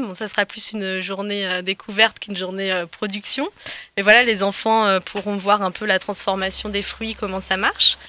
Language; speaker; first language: French; native; French